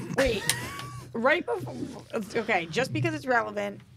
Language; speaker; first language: English; native; English